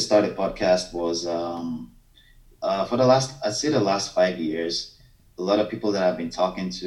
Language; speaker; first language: English; non-native, local second language; Yoruba